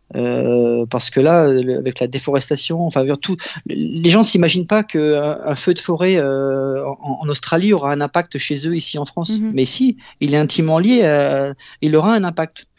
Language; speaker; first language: French; native; French